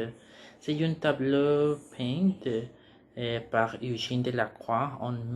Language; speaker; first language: French; non-native, learner; Spanish